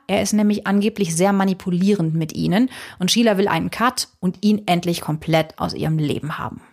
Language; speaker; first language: German; native; German